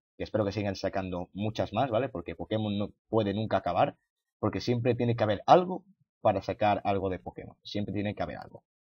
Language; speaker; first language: Spanish; native; Spanish